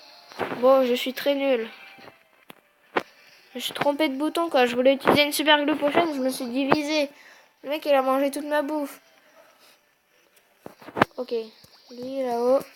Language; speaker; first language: French; native; French